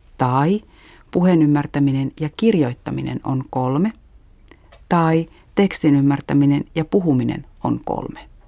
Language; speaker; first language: Finnish; native; Finnish